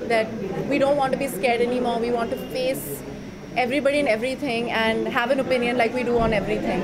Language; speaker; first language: English; non-native, local second language; Hindi